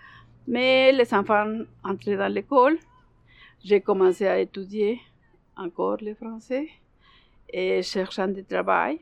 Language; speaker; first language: French; non-native, learner; Spanish